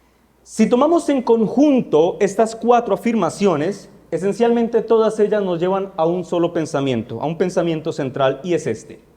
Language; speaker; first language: Spanish; native; Spanish